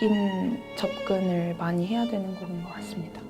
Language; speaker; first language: Korean; native; Korean